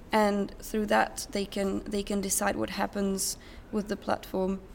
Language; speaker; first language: English; non-native, fluent; Czech